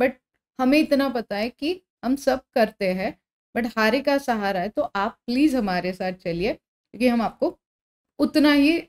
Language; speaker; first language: Hindi; non-native, local second language; Marathi